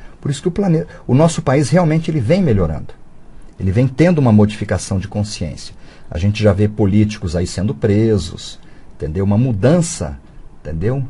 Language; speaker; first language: Portuguese; native; Portuguese